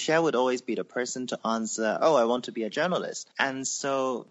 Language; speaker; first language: English; non-native, local second language; Cantonese